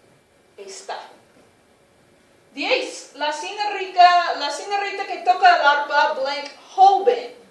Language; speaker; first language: Spanish; non-native, fluent; English